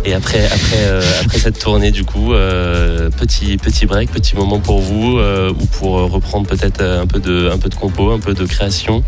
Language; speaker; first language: French; native; French